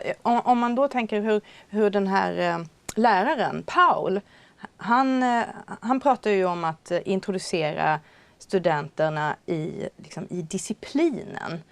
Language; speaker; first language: Swedish; native; Swedish